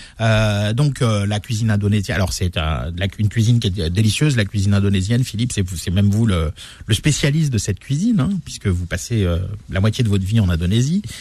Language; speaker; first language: French; native; French